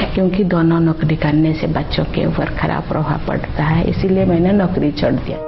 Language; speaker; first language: Hindi; non-native, local second language; Santali